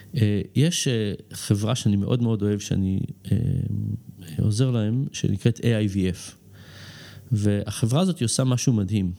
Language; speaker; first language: Hebrew; early bilingual, other home language; English